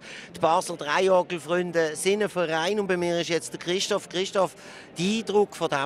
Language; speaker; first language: German; native; German